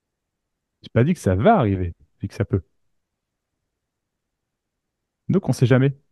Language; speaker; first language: French; native; French